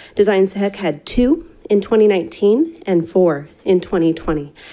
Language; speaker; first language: English; native; English